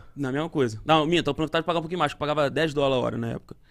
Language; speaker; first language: Portuguese; native; Portuguese